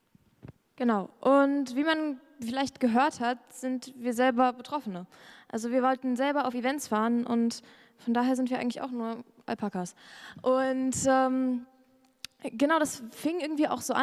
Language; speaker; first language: German; native; German